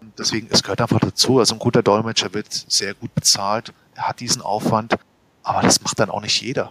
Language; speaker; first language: German; native; German